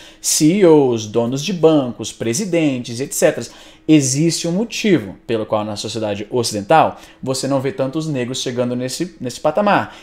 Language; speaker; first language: Portuguese; native; Portuguese